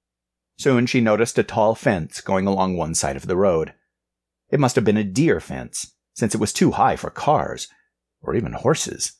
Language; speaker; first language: English; native; English